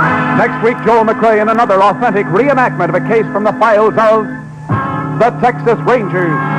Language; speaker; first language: English; native; English